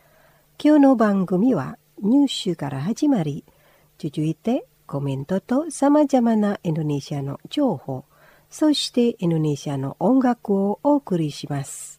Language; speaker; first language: Japanese; non-native, fluent; Indonesian